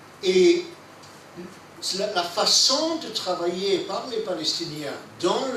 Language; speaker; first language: French; non-native, fluent; English